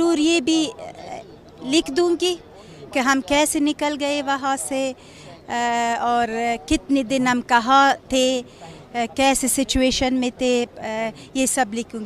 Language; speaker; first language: Hindi; non-native, learner; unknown